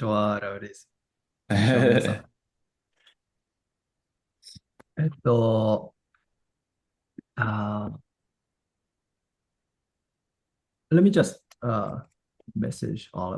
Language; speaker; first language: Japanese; non-native, learner; English